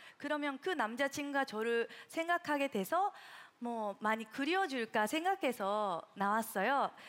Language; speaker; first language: Korean; non-native, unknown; Japanese